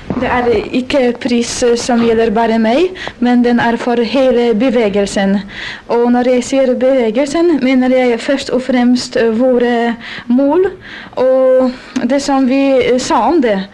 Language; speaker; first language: Norwegian; non-native, fluent; Polish